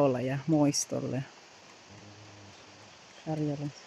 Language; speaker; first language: Finnish; non-native, learner; Filipino